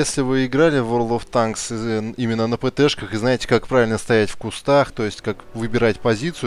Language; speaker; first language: Russian; native; Russian